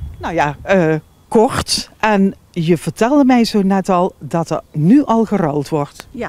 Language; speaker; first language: Dutch; native; Dutch